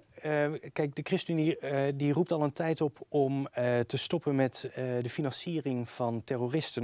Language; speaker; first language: Dutch; native; Dutch